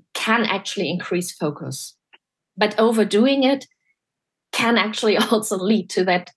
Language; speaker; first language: English; non-native, fluent; German